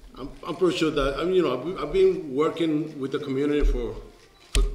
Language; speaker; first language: English; non-native, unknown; Spanish